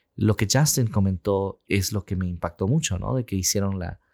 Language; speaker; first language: Spanish; native; Spanish